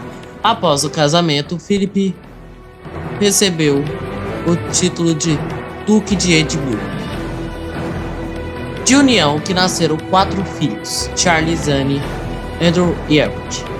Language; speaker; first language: Portuguese; native; Portuguese